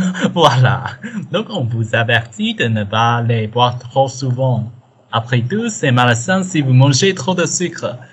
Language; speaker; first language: French; non-native, learner; Chinese